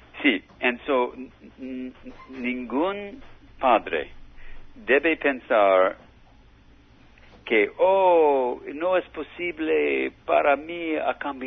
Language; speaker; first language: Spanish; non-native, learner; English